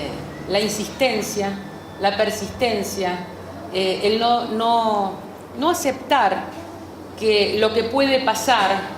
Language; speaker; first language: Spanish; native; Spanish